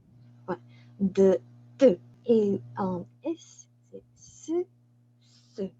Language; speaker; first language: French; non-native, fluent; Korean